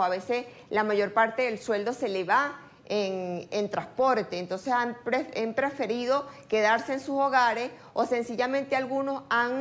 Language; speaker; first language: Spanish; native; Spanish